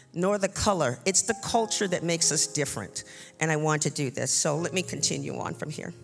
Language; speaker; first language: English; native; English